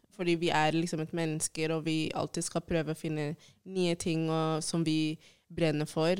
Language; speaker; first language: Norwegian; early bilingual, other home language; Swahili